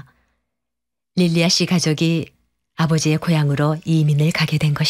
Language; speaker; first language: Korean; native; Korean